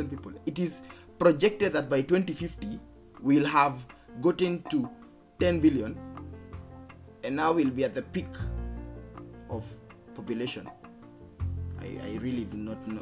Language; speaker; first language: English; non-native, local second language; Kikuyu